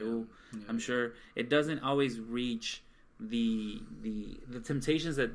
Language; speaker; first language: English; native; English